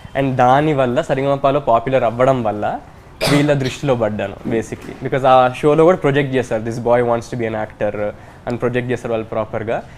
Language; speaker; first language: Telugu; early bilingual, heritage; Telugu